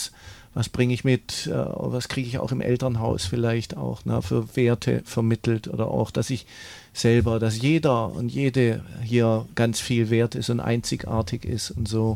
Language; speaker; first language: German; native; German